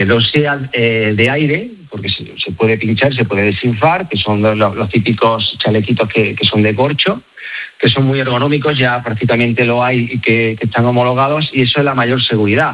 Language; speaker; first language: Spanish; native; Spanish